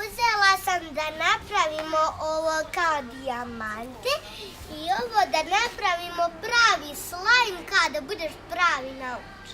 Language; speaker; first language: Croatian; early bilingual, heritage; Croatian